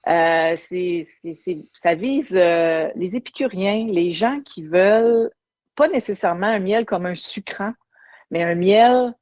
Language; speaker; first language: French; native; French